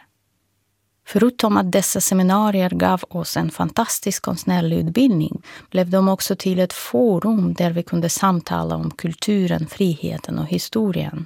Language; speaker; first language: Swedish; non-native, fluent; Russian